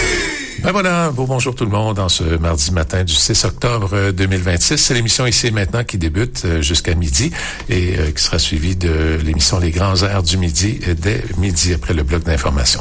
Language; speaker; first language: French; native; French